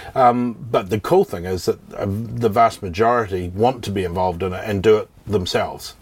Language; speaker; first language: English; native; English